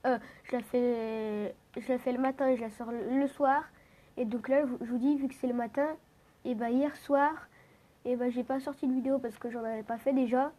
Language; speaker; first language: French; native; French